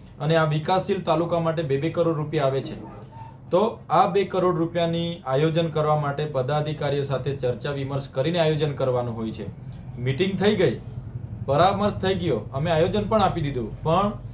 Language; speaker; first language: Gujarati; non-native, local second language; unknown